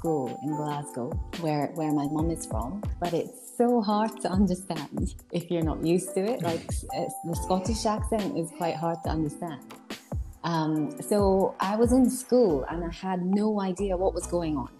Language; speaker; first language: English; non-native, fluent; Japanese